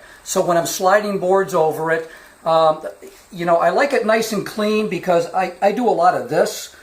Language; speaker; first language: English; native; English